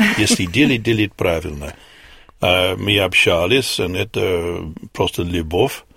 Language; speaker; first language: Russian; non-native, learner; English